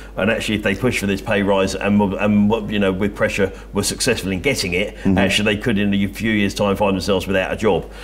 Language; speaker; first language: English; native; English